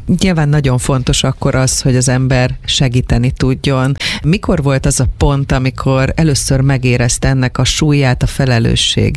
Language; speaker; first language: Hungarian; native; Hungarian